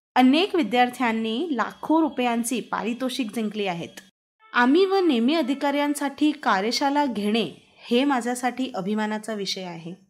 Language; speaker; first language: Marathi; non-native, local second language; Hindi